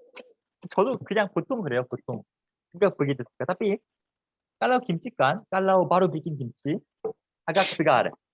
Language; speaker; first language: Indonesian; non-native, fluent; Korean